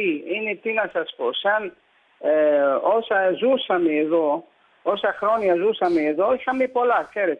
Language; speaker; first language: Greek; early bilingual, heritage; Greek